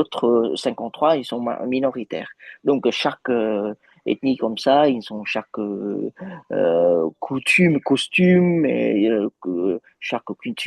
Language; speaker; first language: French; non-native, fluent; Vietnamese